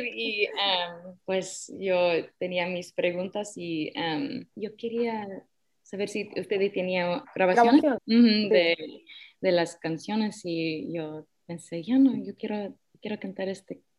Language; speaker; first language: Spanish; early bilingual, heritage; Spanish